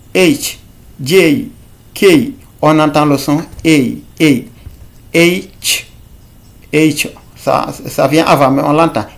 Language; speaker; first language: French; non-native, local second language; Fula